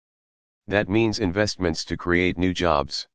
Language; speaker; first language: English; native; English